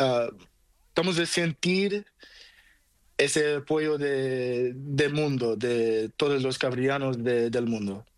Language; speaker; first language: Spanish; non-native, learner; Portuguese